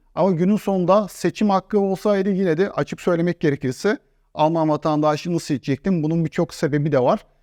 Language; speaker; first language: Turkish; native; Turkish